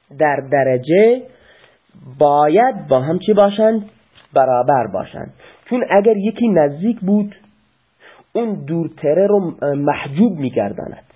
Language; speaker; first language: Persian; non-native, local second language; Baluchi